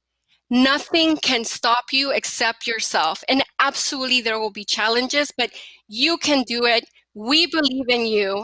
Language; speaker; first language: English; early bilingual, other home language; Spanish